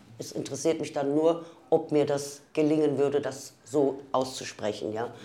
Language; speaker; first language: German; early bilingual, other home language; Turkish